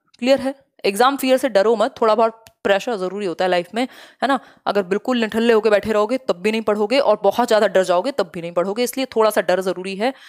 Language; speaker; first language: Hindi; native; Hindi